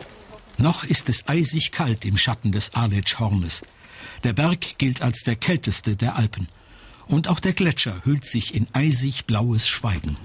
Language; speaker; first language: German; native; German